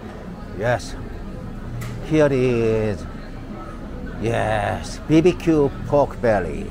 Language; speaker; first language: English; non-native, learner; Korean